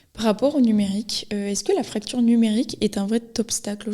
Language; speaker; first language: French; native; French